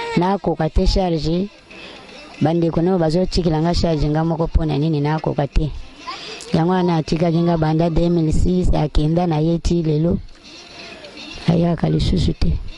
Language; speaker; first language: Lingala; non-native, local second language; Kituba (Democratic Republic of Congo)